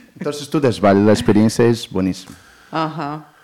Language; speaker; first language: Spanish; non-native, learner; Portuguese